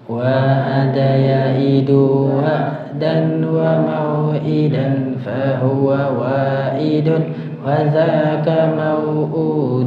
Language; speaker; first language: Arabic; non-native, fluent; Indonesian